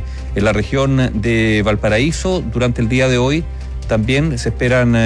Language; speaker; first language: Spanish; native; Spanish